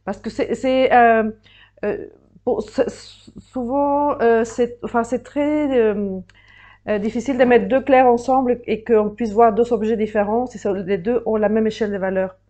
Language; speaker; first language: French; native; French